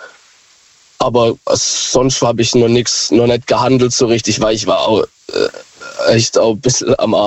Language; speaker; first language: German; native; German